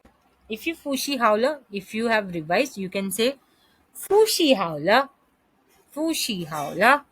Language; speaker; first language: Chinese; non-native, fluent; Hindi